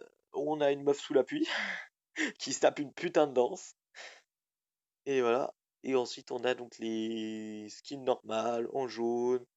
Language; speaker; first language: French; native; French